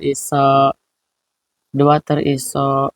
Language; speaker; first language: English; non-native, learner; Indonesian